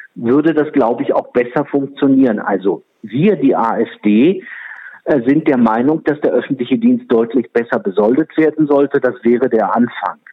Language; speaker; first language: German; non-native, fluent; Czech